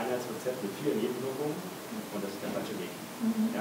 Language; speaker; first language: German; native; German